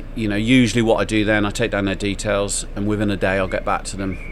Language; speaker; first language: English; native; English